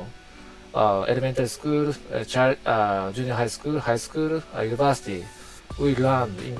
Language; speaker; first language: English; non-native, learner; Japanese